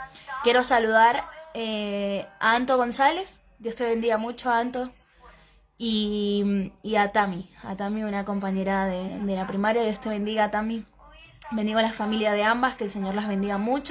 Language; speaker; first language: Spanish; native; Spanish